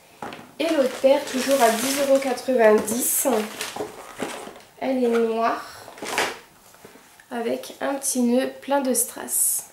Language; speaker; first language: French; native; French